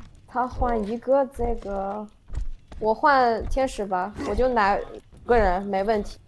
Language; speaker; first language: Chinese; early bilingual, heritage; Chinese